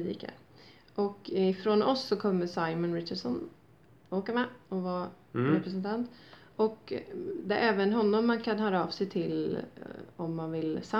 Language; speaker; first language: Swedish; native; Swedish